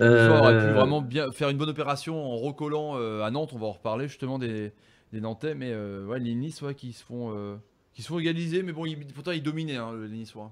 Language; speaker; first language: French; native; French